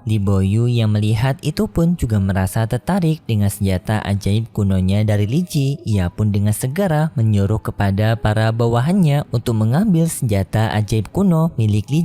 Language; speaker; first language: Indonesian; native; Indonesian